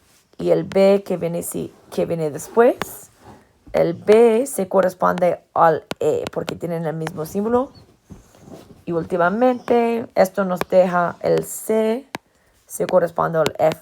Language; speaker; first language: Spanish; non-native, fluent; English